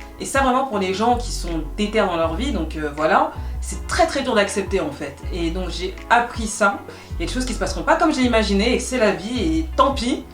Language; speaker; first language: French; native; French